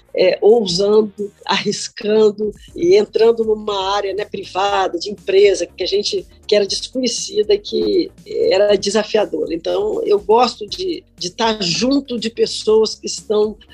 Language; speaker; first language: Portuguese; native; Portuguese